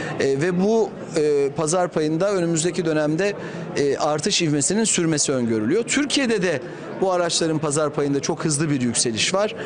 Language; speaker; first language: Turkish; native; Turkish